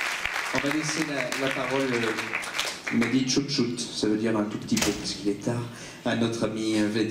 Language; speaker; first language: French; native; French